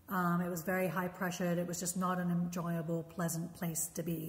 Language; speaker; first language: English; native; English